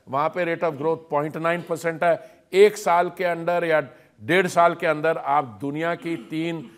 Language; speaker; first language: Hindi; native; Hindi